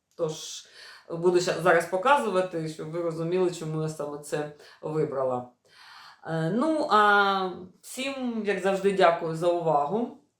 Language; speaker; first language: Ukrainian; non-native, local second language; Russian